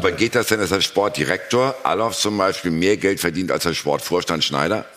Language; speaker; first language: German; native; German